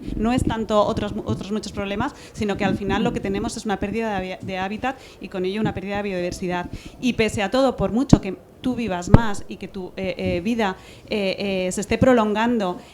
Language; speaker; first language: Spanish; native; Spanish